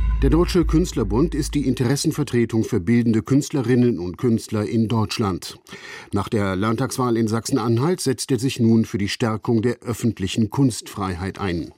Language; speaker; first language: German; native; German